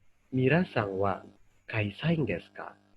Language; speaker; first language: Japanese; non-native, fluent; Indonesian